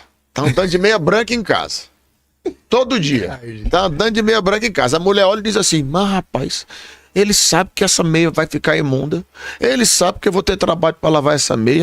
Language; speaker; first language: Portuguese; native; Portuguese